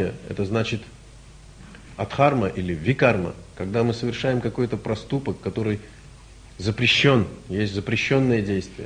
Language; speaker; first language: Russian; native; Russian